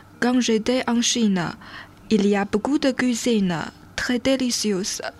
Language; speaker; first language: French; non-native, learner; Chinese